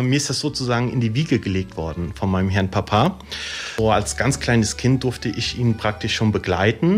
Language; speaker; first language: German; early bilingual, other home language; Italian